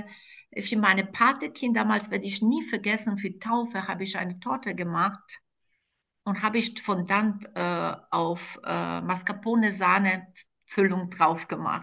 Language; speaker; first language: German; non-native, fluent; Croatian